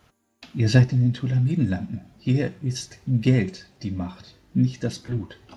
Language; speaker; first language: German; native; German